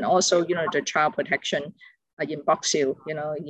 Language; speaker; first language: English; non-native, local second language; Cantonese